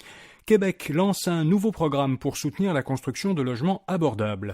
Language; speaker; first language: French; native; French